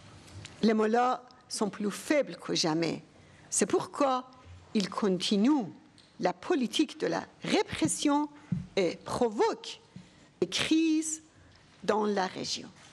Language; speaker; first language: French; non-native, fluent; Persian